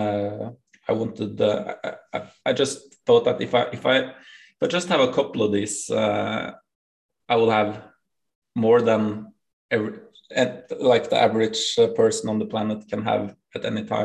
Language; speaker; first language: English; non-native, fluent; Norwegian